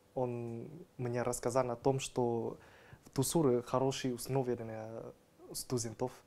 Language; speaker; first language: Russian; non-native, learner; Vietnamese